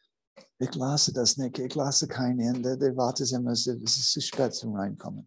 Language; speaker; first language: German; non-native, fluent; English